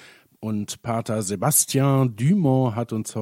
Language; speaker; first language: German; native; German